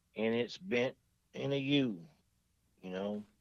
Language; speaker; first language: English; native; English